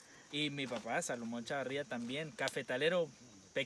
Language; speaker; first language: Spanish; native; Spanish